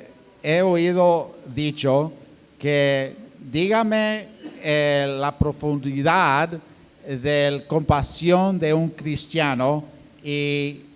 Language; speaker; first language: Spanish; non-native, fluent; English